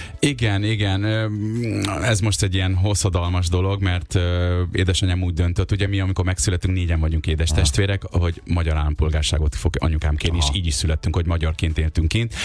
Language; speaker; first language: Hungarian; early bilingual, other home language; Urdu